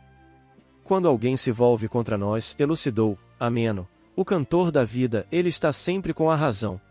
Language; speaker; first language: Portuguese; native; Portuguese